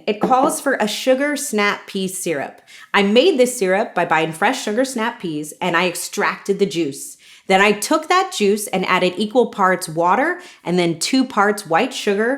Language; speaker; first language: English; native; English